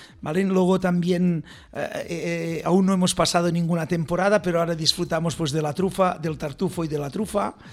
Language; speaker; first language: Spanish; non-native, local second language; Catalan